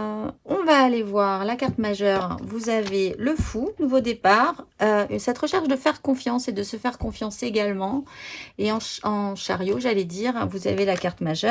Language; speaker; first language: French; native; French